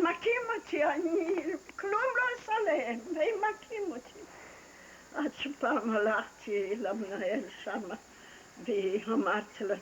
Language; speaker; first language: Hebrew; non-native, fluent; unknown